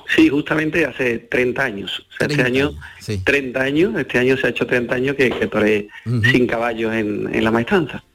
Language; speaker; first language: Spanish; native; Spanish